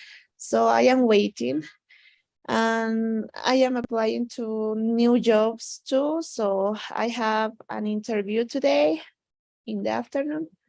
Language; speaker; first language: English; non-native, learner; Spanish